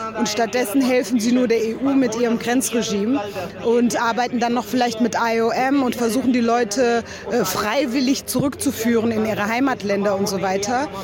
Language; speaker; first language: German; native; German